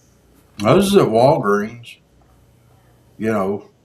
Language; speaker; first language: English; native; English